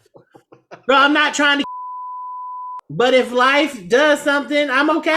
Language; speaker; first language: English; native; English